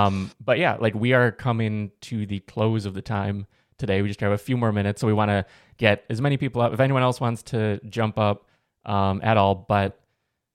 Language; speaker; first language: English; native; English